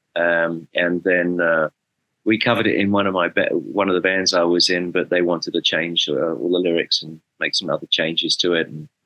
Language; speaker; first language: English; native; English